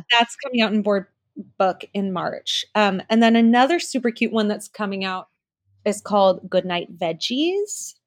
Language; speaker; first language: English; native; English